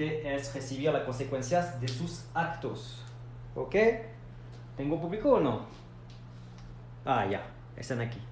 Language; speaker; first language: Spanish; non-native, fluent; French